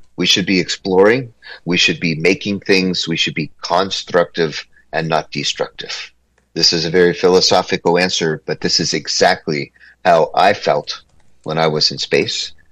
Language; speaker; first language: English; native; English